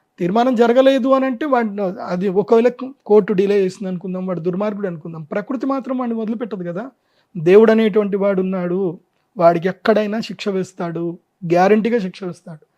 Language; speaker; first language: Telugu; non-native, local second language; Marwari